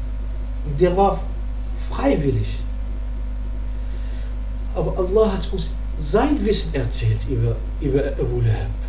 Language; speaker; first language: German; non-native, learner; Arabic